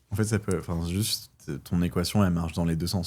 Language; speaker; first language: French; native; French